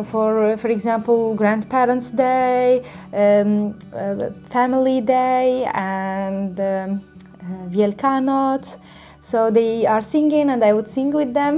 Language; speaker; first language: English; non-native, local second language; Arabic